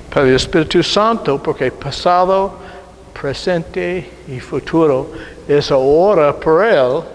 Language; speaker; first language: Spanish; non-native, learner; English